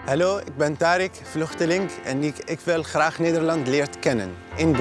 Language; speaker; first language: Dutch; non-native, learner; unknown